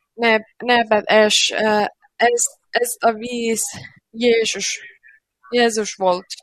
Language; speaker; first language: Hungarian; non-native, learner; Finnish